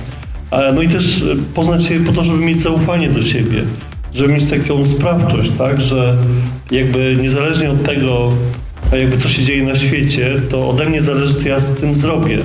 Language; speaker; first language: Polish; native; Polish